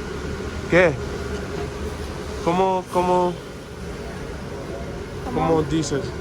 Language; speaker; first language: Spanish; non-native, learner; English